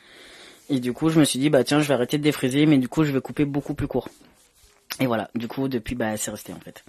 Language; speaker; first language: French; native; French